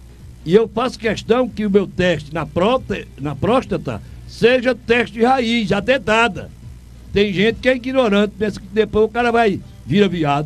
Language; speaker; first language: Portuguese; native; Portuguese